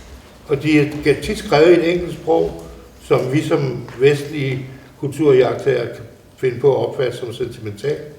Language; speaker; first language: Danish; native; Danish